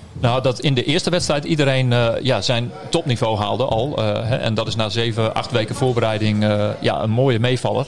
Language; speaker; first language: Dutch; native; Dutch